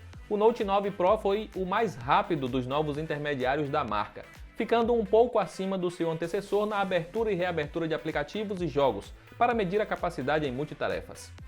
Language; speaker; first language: Portuguese; native; Portuguese